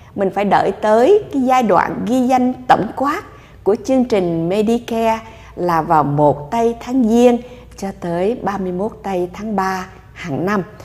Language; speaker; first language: Vietnamese; native; Vietnamese